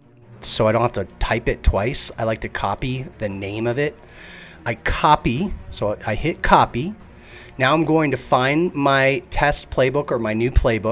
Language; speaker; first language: English; native; English